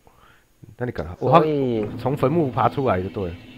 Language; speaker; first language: Chinese; native; Chinese